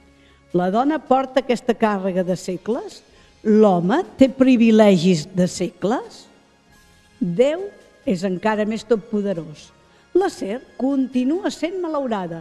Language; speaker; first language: Catalan; native; Catalan